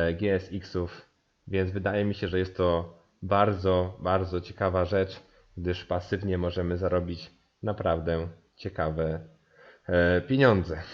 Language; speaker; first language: Polish; native; Polish